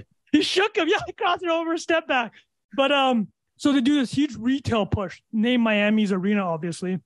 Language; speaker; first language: English; native; English